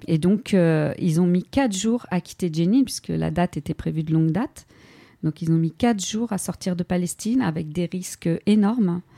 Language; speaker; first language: French; native; French